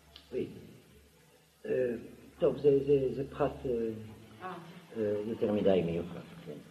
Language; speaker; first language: Hebrew; non-native, fluent; French